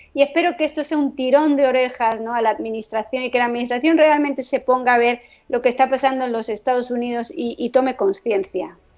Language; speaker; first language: Spanish; native; Spanish